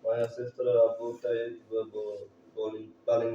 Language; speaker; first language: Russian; non-native, learner; Uzbek